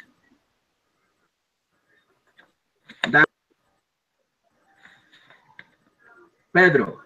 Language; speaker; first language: English; non-native, learner; Spanish